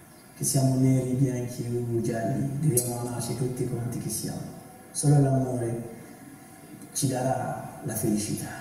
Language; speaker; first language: Italian; non-native, fluent; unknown